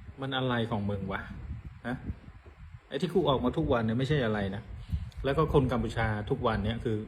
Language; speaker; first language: Thai; non-native, fluent; Khmer